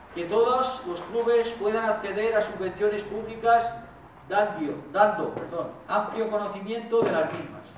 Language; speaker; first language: Spanish; non-native, local second language; Catalan